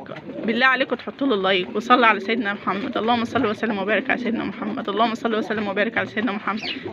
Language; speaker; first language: Arabic; native; Arabic